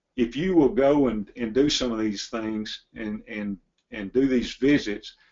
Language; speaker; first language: English; native; English